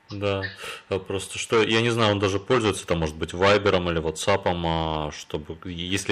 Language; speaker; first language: Russian; native; Russian